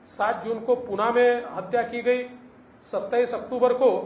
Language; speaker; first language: Hindi; non-native, local second language; Marathi